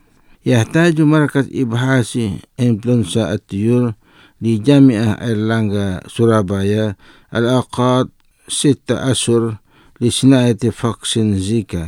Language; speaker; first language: Arabic; non-native, fluent; Indonesian